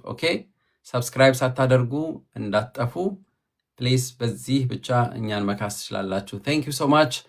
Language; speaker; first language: Amharic; native; Amharic